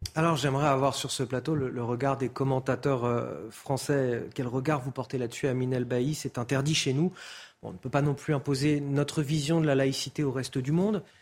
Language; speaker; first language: French; native; French